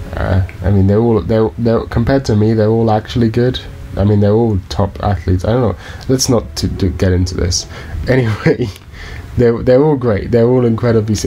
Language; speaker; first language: English; native; English